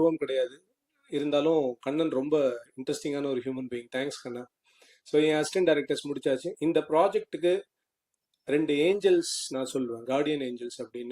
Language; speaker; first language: Tamil; native; Tamil